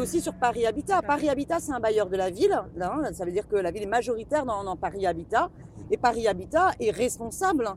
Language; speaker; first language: French; native; French